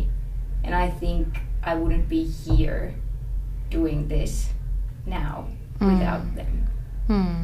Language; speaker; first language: English; non-native, fluent; Finnish